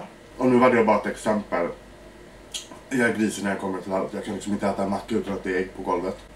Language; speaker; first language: Swedish; early bilingual, other home language; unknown